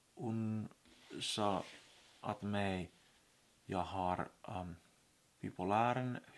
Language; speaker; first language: Swedish; non-native, learner; Finnish